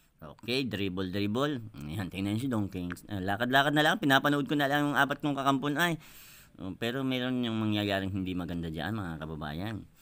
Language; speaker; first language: Filipino; native; Filipino